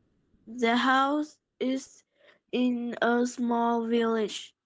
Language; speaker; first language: English; non-native, learner; Polish